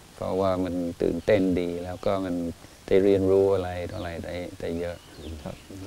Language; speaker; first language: Thai; non-native, fluent; English